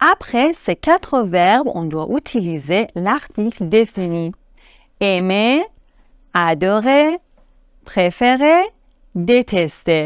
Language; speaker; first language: French; non-native, fluent; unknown